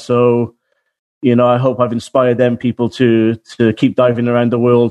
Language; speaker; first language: English; native; English